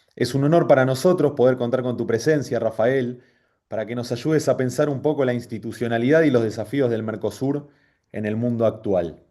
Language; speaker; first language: Spanish; native; Spanish